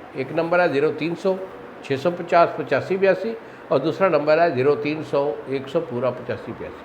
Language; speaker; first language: Urdu; non-native, local second language; Punjabi